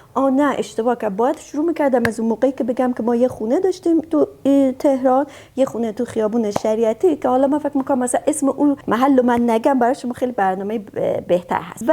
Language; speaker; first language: Persian; early bilingual, heritage; Persian